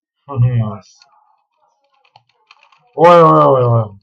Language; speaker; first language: Russian; native; Russian